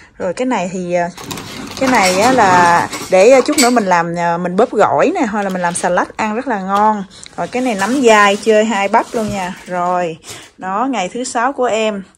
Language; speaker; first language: Vietnamese; native; Vietnamese